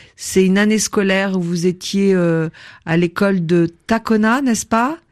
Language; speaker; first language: French; native; French